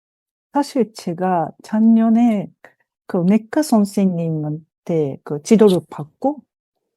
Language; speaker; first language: Korean; non-native, fluent; Japanese